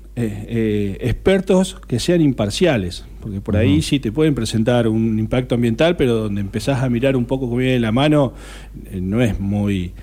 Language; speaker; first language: Spanish; native; Spanish